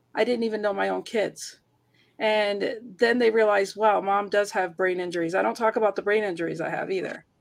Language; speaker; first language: English; early bilingual, heritage; Spanish